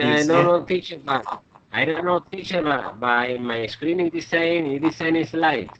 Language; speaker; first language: English; non-native, learner; Spanish